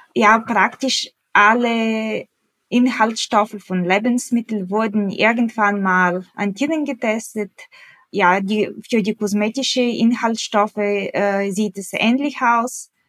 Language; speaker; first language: German; non-native, fluent; Bulgarian